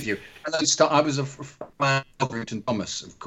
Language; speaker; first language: English; native; English